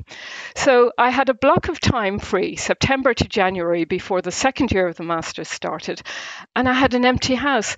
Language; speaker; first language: English; native; English